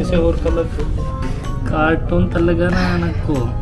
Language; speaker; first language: Filipino; non-native, learner; Hindi